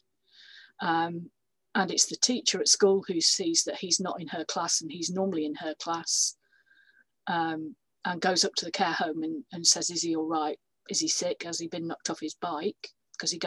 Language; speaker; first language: English; native; English